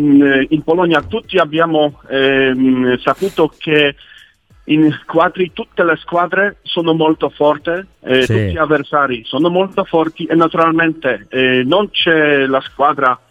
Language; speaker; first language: Italian; non-native, learner; Polish